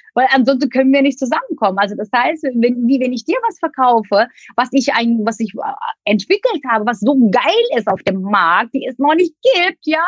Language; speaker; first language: German; non-native, fluent; Turkish